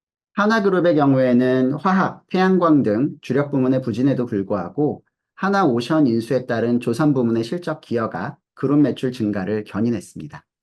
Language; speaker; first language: Korean; native; Korean